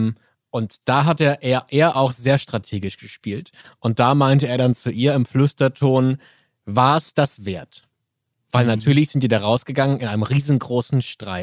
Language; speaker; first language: German; native; German